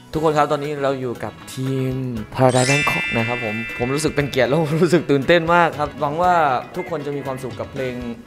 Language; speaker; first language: Thai; native; Thai